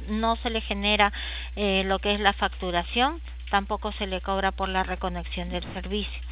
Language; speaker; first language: Spanish; native; Spanish